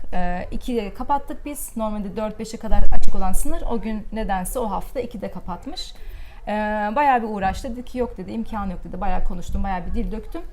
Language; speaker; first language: Turkish; early bilingual, heritage; Turkish